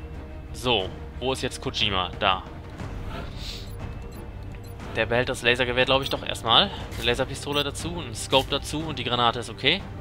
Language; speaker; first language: German; native; German